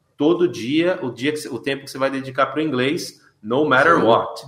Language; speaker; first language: Portuguese; native; Portuguese